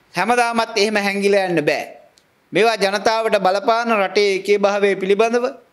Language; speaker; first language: Sinhala; non-native, local second language; Tamil